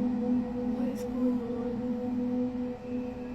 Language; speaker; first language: English; native; English